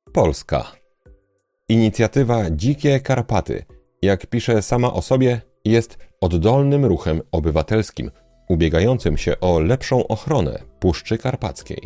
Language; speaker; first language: Polish; native; Polish